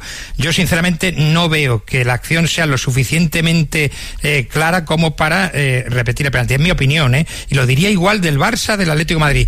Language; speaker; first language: Spanish; native; Spanish